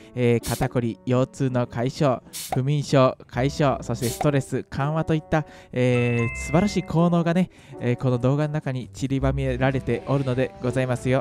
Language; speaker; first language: Japanese; native; Japanese